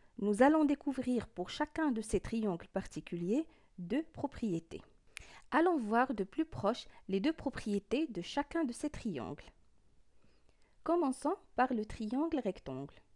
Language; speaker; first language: French; non-native, local second language; Arabic